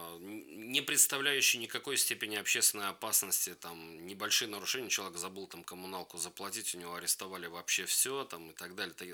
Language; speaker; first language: Russian; native; Russian